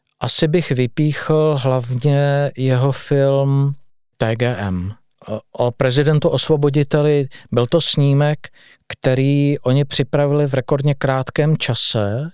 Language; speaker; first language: Czech; native; Czech